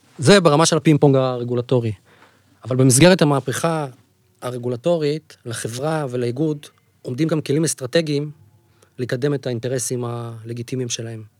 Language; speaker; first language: Hebrew; native; Hebrew